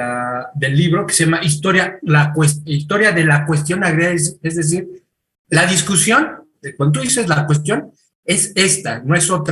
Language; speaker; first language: Spanish; native; Spanish